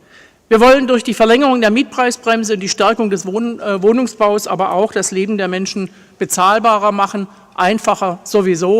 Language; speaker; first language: German; native; German